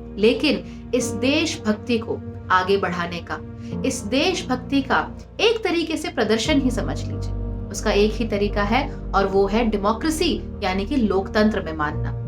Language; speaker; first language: Hindi; native; Hindi